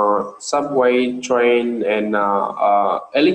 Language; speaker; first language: English; non-native, learner; Vietnamese